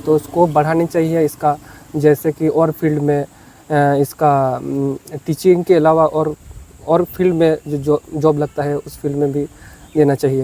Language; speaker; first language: Hindi; non-native, local second language; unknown